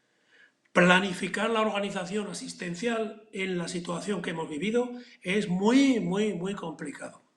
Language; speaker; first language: Spanish; native; Spanish